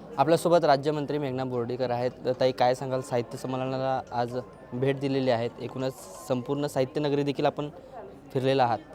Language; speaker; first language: Marathi; native; Marathi